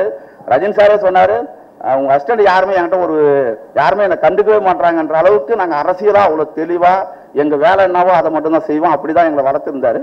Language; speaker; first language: Tamil; native; Tamil